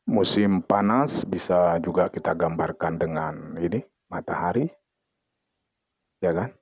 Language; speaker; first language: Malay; non-native, local second language; Achinese